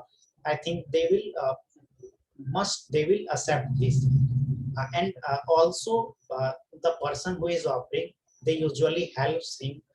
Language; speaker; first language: English; non-native, local second language; Hindi